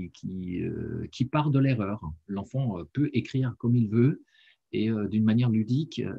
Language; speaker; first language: French; non-native, fluent; German